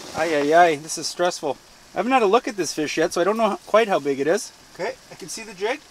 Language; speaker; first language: English; native; English